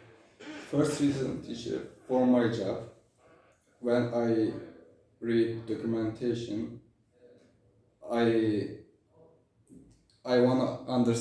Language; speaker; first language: English; non-native, learner; Turkish